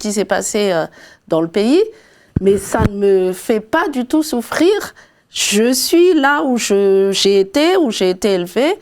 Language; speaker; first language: French; non-native, local second language; Malagasy